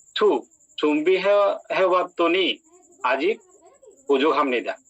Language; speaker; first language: Korean; non-native, learner; Bangla